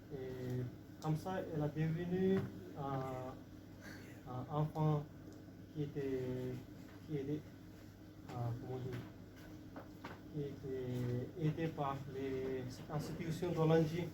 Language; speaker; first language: French; non-native, learner; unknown